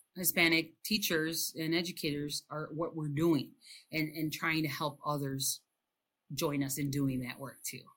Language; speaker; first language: English; early bilingual, other home language; Spanish